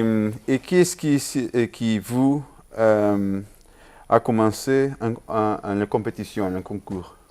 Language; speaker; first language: French; non-native, learner; Portuguese